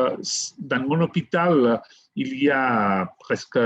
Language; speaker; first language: French; non-native, fluent; Catalan